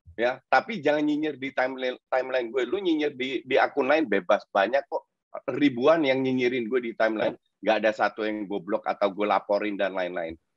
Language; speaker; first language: Indonesian; non-native, fluent; Dutch